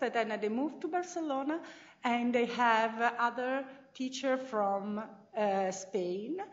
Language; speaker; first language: English; non-native, fluent; Italian